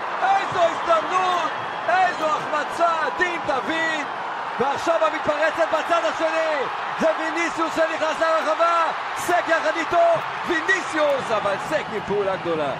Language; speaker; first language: Hebrew; native; Hebrew